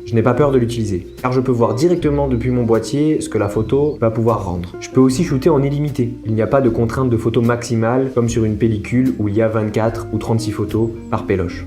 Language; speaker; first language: French; native; French